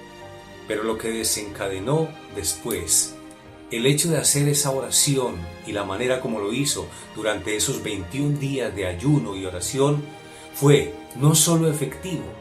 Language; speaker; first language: Spanish; native; Spanish